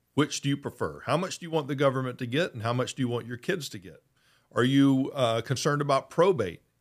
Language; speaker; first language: English; native; English